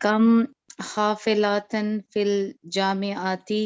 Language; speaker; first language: Arabic; non-native, learner; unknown